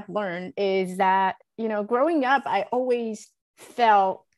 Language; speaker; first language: English; non-native, fluent; Chinese